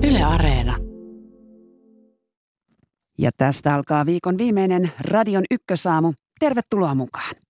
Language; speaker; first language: Finnish; native; Finnish